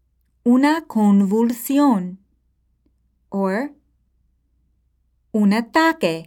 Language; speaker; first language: Spanish; non-native, fluent; English